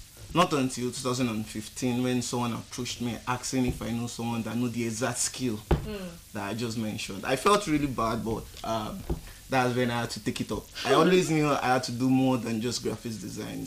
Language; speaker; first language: English; non-native, local second language; Yoruba